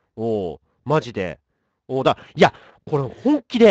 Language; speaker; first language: Japanese; native; Japanese